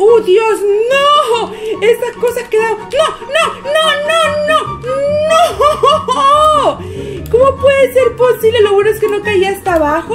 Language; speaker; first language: Spanish; native; Spanish